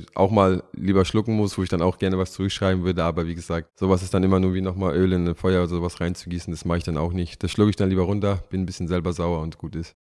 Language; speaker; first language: German; native; German